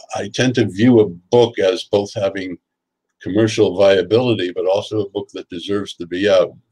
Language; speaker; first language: English; native; English